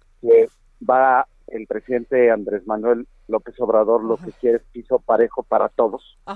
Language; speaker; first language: Spanish; native; Spanish